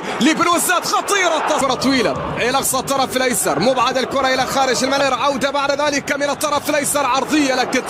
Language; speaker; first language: Arabic; native; Arabic